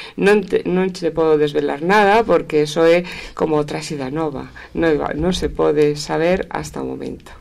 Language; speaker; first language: Galician; native; Galician